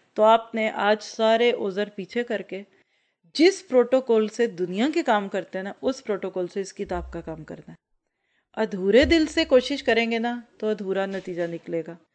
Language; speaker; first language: Urdu; native; Urdu